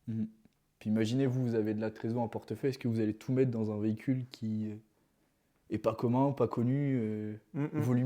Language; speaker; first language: French; native; French